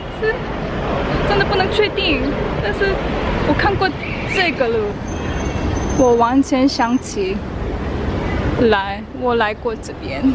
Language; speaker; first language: Chinese; non-native, fluent; Korean